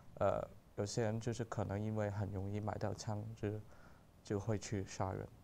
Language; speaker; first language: Chinese; non-native, local second language; Cantonese